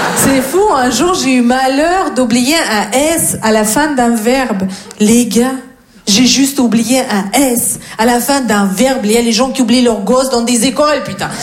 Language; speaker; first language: French; non-native, fluent; Russian